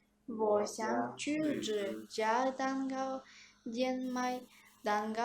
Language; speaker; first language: Chinese; non-native, learner; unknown